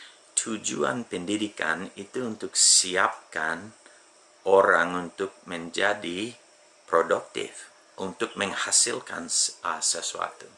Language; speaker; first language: Indonesian; non-native, fluent; English